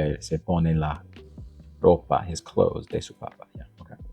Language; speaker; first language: Spanish; non-native, learner; English